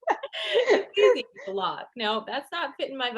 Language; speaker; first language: English; native; English